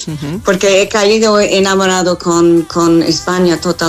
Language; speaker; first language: Spanish; non-native, fluent; English